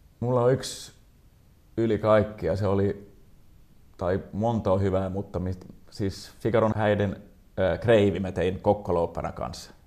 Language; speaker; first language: Finnish; non-native, local second language; Swedish